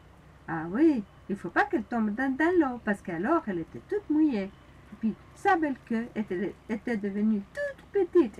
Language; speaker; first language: French; non-native, fluent; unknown